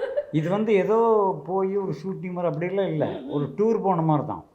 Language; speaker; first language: Tamil; native; Tamil